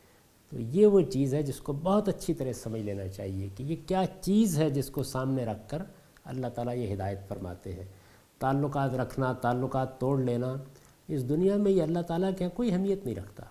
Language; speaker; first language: Urdu; native; Urdu